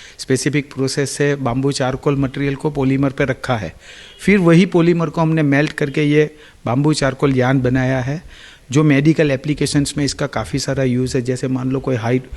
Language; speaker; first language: Hindi; non-native, local second language; Gujarati